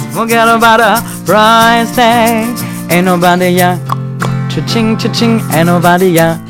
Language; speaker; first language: French; native; French